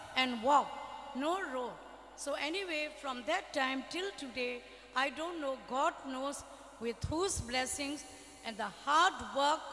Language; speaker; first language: English; non-native, fluent; Burmese